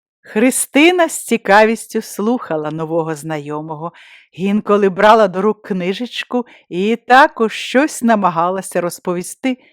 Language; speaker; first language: Ukrainian; native; Ukrainian